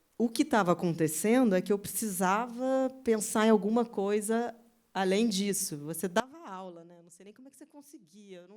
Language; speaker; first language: Portuguese; native; Portuguese